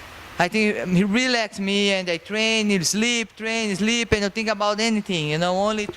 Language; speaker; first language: English; non-native, learner; Portuguese